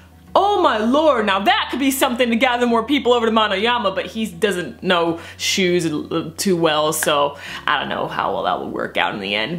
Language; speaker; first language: English; native; English